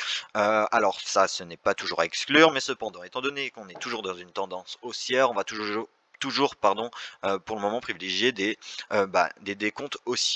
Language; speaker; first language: French; native; French